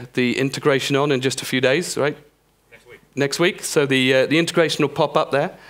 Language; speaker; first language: English; native; English